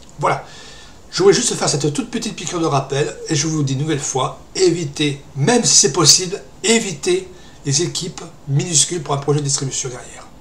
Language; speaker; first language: French; native; French